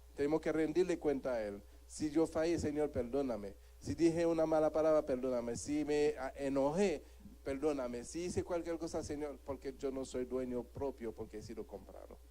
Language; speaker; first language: Spanish; non-native, fluent; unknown